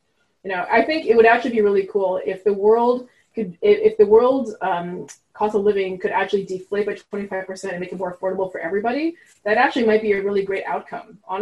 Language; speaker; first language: English; non-native, fluent; French